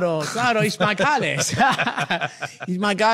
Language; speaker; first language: German; non-native, learner; Italian